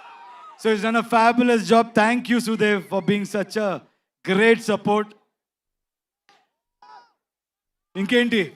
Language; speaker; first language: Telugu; non-native, learner; Kannada